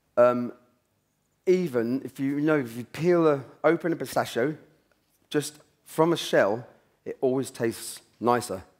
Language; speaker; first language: English; native; English